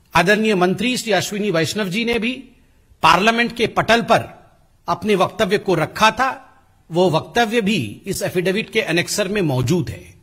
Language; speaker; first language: Hindi; non-native, local second language; Odia